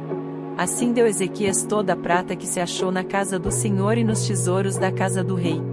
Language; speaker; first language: Portuguese; native; Portuguese